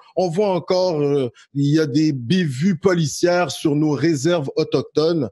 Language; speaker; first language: French; native; French